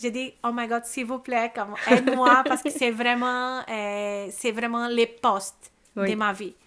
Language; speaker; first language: French; non-native, learner; Portuguese